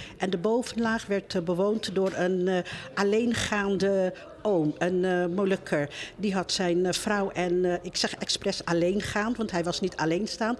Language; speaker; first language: Dutch; early bilingual, other home language; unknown